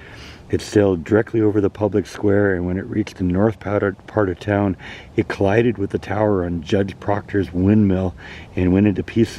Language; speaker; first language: English; native; English